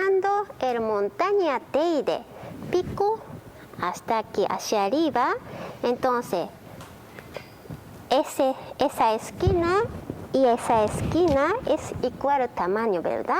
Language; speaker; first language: Spanish; non-native, learner; Japanese